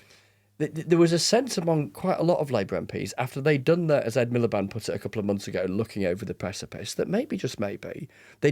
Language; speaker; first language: English; native; English